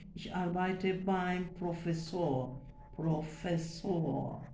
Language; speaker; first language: German; non-native, fluent; Turkish